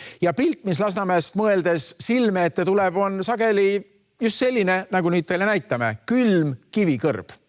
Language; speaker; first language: Estonian; native; Estonian